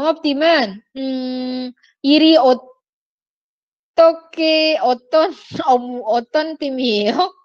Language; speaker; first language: Korean; non-native, fluent; Indonesian